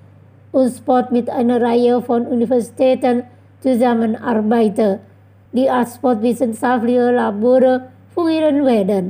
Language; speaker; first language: German; non-native, fluent; Indonesian